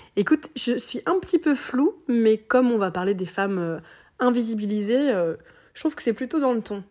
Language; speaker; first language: French; native; French